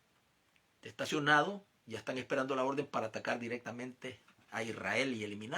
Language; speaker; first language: Spanish; native; Spanish